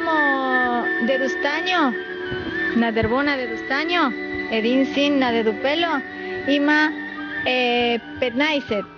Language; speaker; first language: Bulgarian; non-native, learner; Spanish